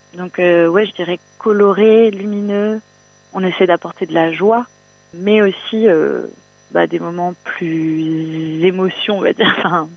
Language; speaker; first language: French; native; French